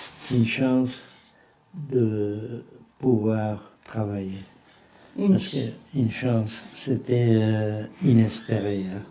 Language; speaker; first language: French; non-native, fluent; Czech